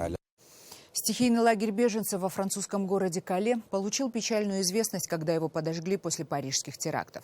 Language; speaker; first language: Russian; native; Russian